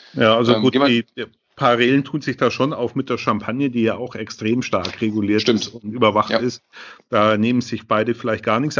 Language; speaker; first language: German; native; German